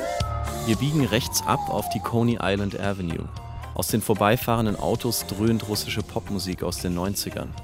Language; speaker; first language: German; native; German